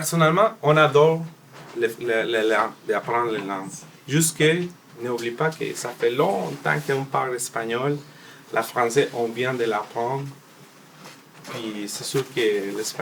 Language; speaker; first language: French; non-native, learner; Spanish